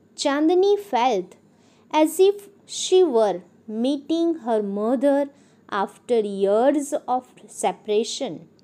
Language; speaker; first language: English; non-native, local second language; Gujarati